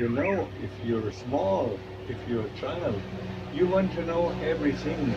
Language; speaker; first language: English; non-native, fluent; German